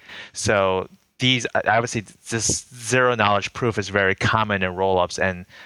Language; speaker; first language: English; native; English